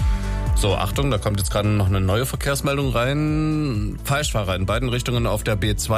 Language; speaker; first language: German; native; German